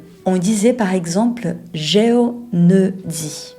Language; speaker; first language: French; non-native, fluent; Portuguese